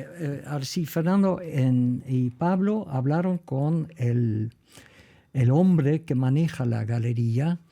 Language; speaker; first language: Spanish; non-native, fluent; Dutch